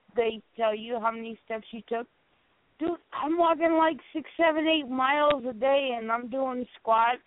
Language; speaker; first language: English; native; English